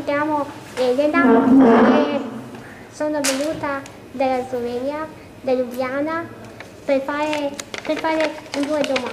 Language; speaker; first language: Italian; non-native, fluent; Slovenian